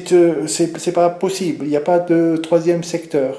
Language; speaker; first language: French; native; French